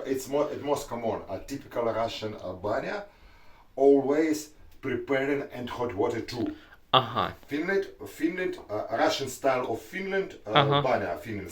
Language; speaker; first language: English; non-native, learner; Russian